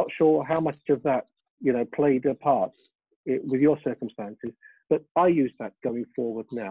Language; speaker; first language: English; early bilingual, other home language; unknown